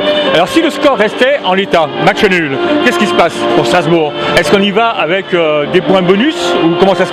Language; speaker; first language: French; native; French